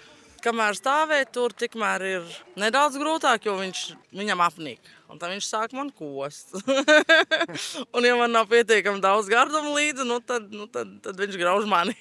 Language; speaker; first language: Latvian; native; Latvian